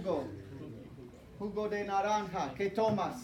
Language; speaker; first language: Spanish; non-native, fluent; English